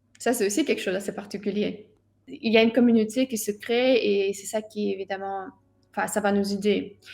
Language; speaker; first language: French; non-native, fluent; Russian